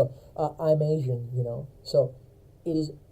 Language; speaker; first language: English; non-native, fluent; Filipino